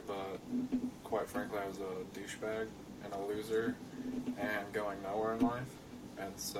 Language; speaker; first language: English; native; English